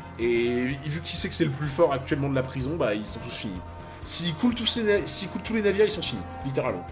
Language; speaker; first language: French; native; French